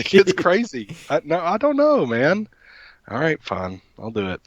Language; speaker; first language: English; native; English